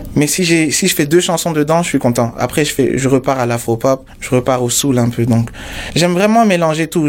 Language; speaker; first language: French; non-native, local second language; Mossi